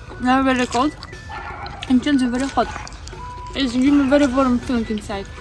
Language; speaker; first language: English; non-native, learner; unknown